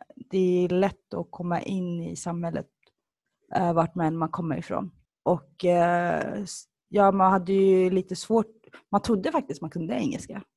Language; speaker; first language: Swedish; early bilingual, other home language; Somali